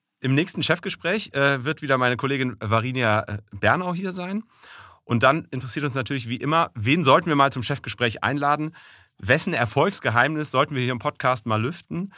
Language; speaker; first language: German; native; German